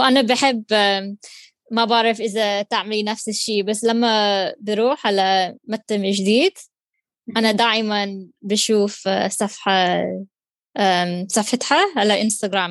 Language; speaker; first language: Arabic; non-native, learner; English